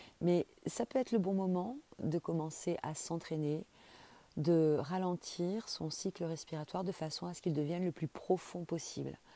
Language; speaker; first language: French; native; French